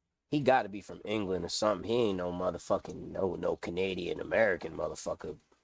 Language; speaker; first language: English; native; English